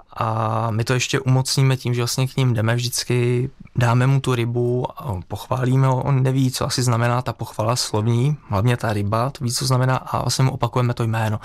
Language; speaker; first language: Czech; native; Czech